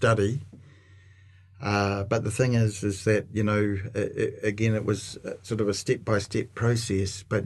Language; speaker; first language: English; native; English